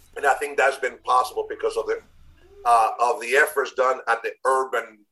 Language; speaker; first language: English; non-native, fluent; Spanish